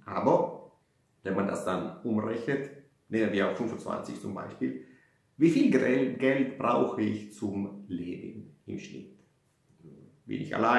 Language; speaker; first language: German; non-native, fluent; Italian